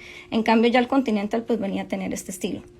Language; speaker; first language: Spanish; native; Spanish